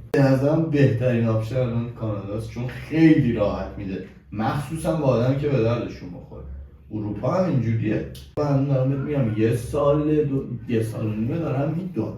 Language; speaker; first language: Persian; native; Persian